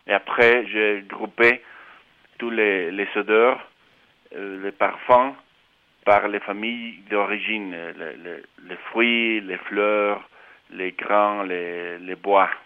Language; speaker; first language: French; non-native, fluent; Spanish